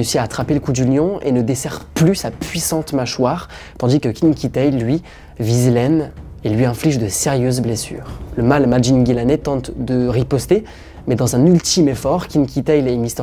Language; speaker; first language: French; native; French